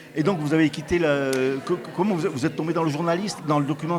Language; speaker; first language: French; native; French